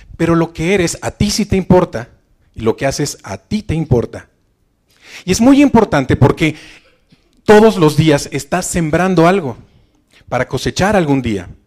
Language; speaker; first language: Spanish; native; Spanish